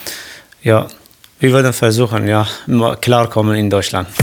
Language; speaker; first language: German; non-native, learner; Arabic